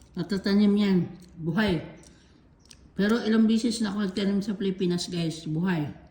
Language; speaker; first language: Filipino; native; Filipino